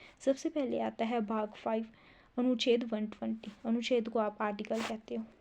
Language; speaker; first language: Hindi; native; Hindi